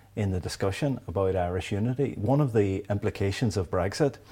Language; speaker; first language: English; native; English